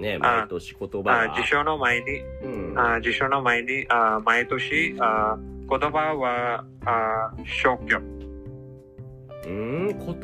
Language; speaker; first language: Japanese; non-native, learner; English